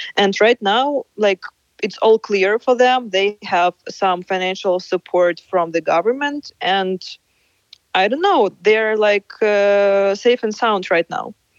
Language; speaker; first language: English; non-native, fluent; Ukrainian